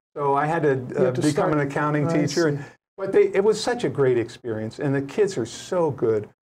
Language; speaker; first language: English; native; English